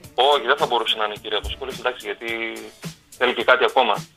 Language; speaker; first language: Greek; native; Greek